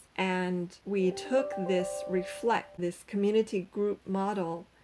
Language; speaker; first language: English; native; English